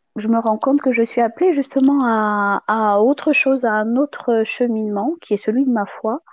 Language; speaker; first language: French; non-native, local second language; Malagasy